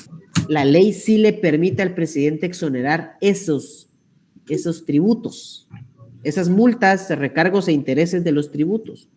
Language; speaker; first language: Spanish; native; Spanish